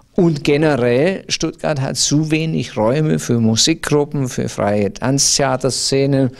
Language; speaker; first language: German; native; German